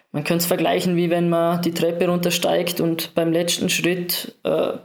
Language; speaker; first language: German; native; German